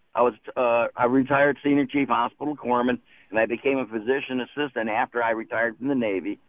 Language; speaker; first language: English; native; English